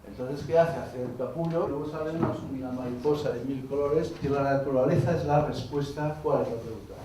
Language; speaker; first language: Spanish; non-native, local second language; Catalan